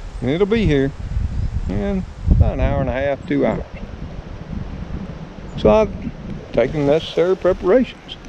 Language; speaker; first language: English; native; English